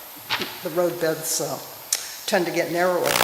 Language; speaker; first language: English; native; English